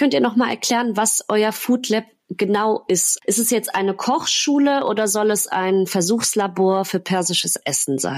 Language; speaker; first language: German; native; German